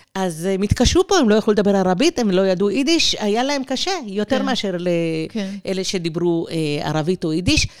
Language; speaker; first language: Hebrew; early bilingual, other home language; Persian